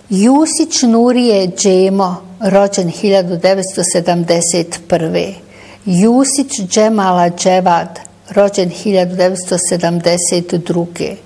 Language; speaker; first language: Bosnian; native; Bosnian